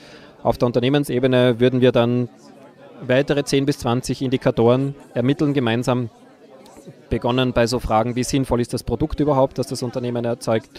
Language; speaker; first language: German; native; German